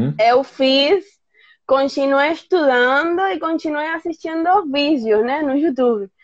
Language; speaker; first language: Portuguese; non-native, fluent; Spanish